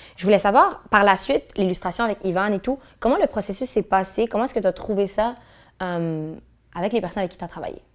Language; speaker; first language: French; native; French